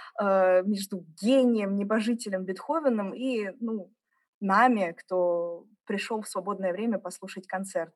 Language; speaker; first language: Russian; early bilingual, heritage; German